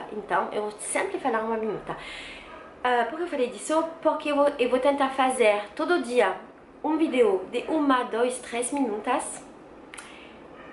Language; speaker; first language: Portuguese; non-native, learner; French